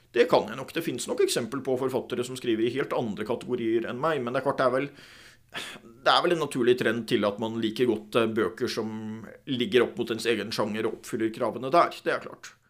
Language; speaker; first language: Norwegian; native; Norwegian